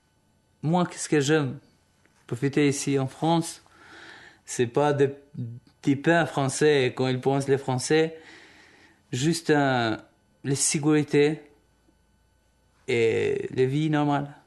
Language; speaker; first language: French; non-native, learner; Albanian